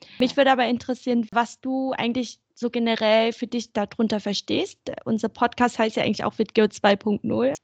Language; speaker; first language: German; early bilingual, other home language; Vietnamese